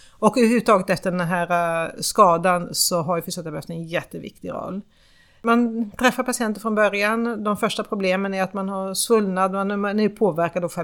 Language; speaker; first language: Swedish; native; Swedish